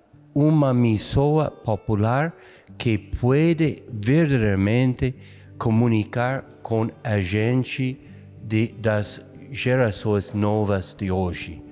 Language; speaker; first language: Portuguese; non-native, fluent; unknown